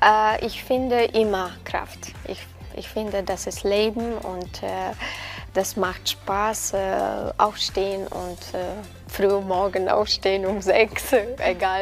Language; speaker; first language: German; non-native, learner; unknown